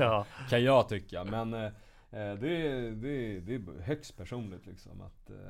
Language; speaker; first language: Swedish; native; Swedish